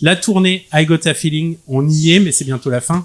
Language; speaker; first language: French; native; French